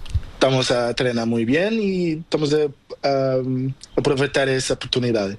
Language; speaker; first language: Spanish; non-native, learner; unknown